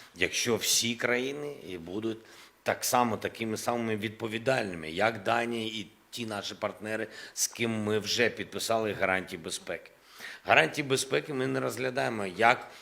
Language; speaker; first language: Ukrainian; non-native, local second language; Russian